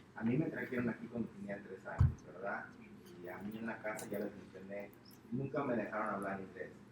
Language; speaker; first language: Spanish; early bilingual, heritage; Spanish